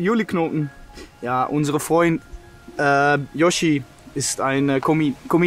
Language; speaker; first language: German; non-native, learner; Dutch